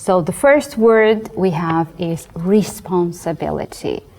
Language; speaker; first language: English; non-native, fluent; Georgian